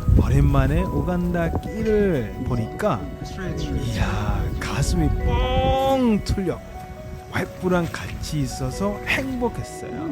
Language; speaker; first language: Korean; non-native, fluent; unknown